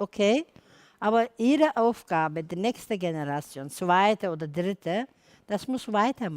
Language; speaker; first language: German; non-native, learner; Turkish